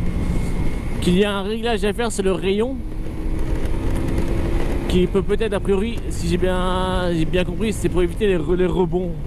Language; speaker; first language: French; native; French